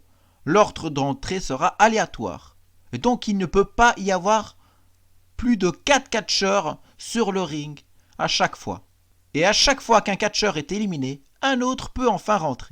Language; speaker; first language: French; native; French